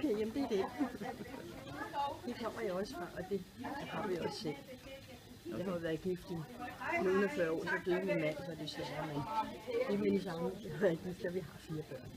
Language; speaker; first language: Danish; native; Danish